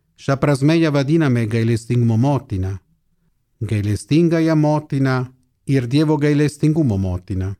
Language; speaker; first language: Lithuanian; non-native, fluent; Italian